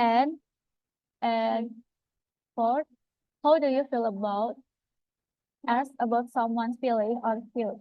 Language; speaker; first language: English; non-native, fluent; Indonesian